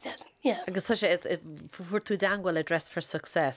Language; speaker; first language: Irish; native; Irish